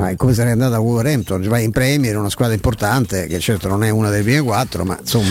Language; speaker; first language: Italian; native; Italian